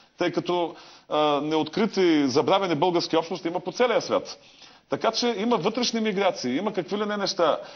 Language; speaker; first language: Bulgarian; native; Bulgarian